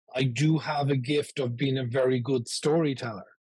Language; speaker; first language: English; native; English